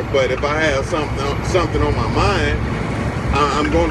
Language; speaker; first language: English; native; English